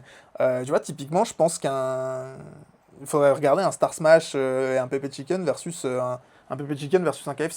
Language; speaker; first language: French; native; French